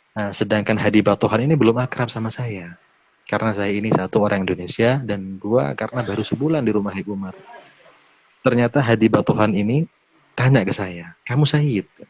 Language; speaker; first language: Indonesian; native; Indonesian